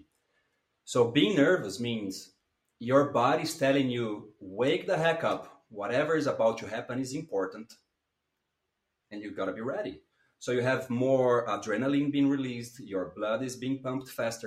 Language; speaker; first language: English; non-native, fluent; Portuguese